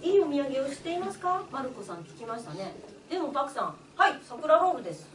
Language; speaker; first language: Japanese; non-native, fluent; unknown